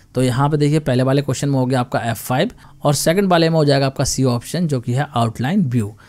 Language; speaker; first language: Hindi; native; Hindi